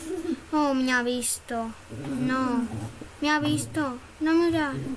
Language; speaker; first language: Spanish; native; Spanish